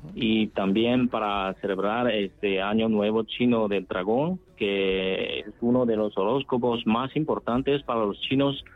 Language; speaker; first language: Spanish; non-native, fluent; Chinese